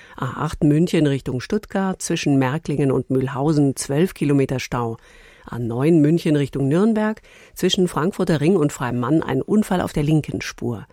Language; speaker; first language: German; native; German